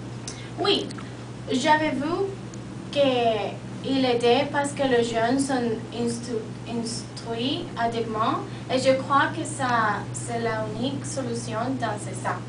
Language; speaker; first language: French; non-native, learner; Spanish